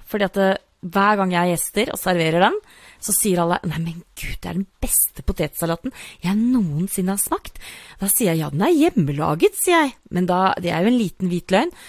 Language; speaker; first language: Norwegian; native; Norwegian